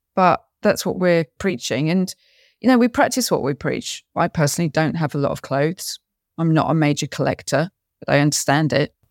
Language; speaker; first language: English; native; English